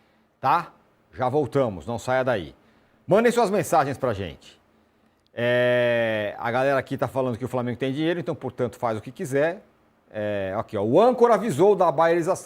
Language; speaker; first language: Portuguese; native; Portuguese